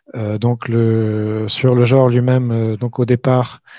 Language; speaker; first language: French; native; French